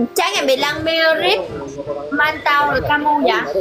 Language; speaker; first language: Indonesian; non-native, learner; Vietnamese